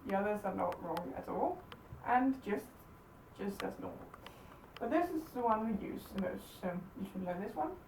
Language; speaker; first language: English; non-native, fluent; Danish